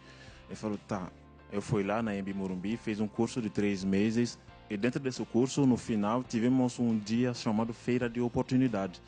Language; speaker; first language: Portuguese; non-native, fluent; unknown